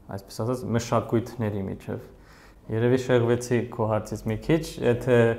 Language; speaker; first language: Armenian; early bilingual, heritage; Armenian